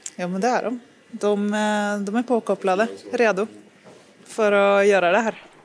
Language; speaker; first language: Swedish; native; Swedish